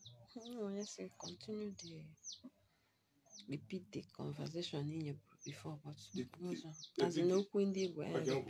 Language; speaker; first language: English; non-native, local second language; Igbo